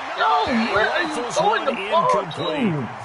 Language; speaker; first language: English; native; English